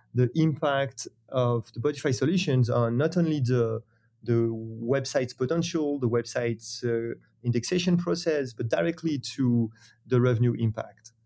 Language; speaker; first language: English; non-native, fluent; French